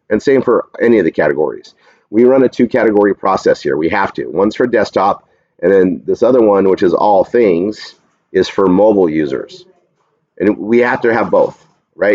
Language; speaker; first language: English; native; English